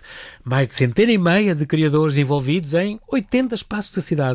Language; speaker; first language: Portuguese; native; Portuguese